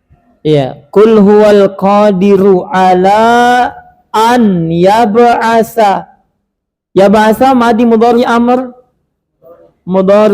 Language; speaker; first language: Arabic; non-native, fluent; Indonesian